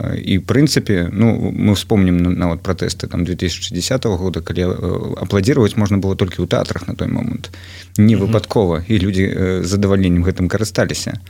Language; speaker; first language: Belarusian; non-native, local second language; Russian